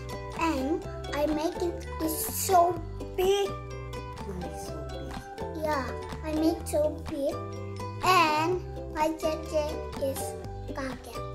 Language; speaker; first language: English; non-native, learner; Indonesian